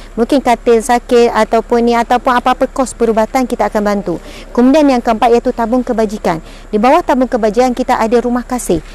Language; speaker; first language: Malay; native; Malay